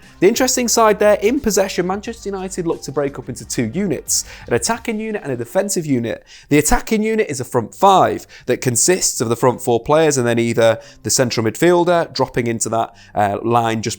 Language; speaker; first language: English; native; English